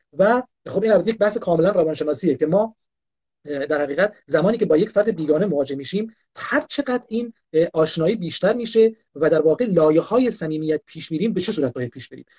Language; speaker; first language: Persian; non-native, local second language; Kurdish